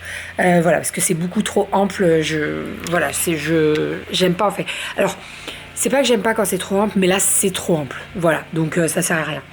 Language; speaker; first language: French; native; French